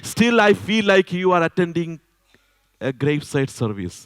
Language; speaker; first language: English; non-native, local second language; Malayalam